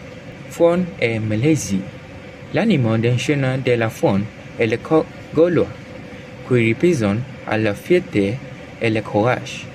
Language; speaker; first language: French; non-native, learner; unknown